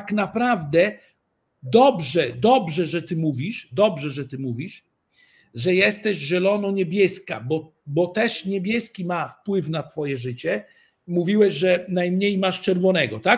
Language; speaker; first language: Polish; early bilingual, heritage; Italian